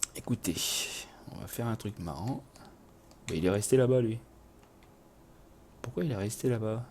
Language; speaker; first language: French; native; French